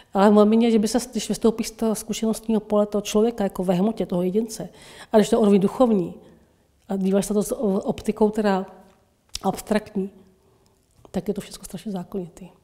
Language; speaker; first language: Czech; native; Czech